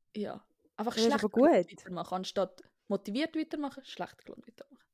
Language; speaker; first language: Swiss German; native; Swiss German